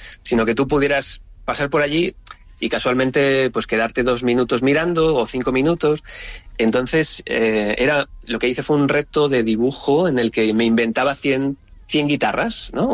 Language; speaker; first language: Spanish; native; Spanish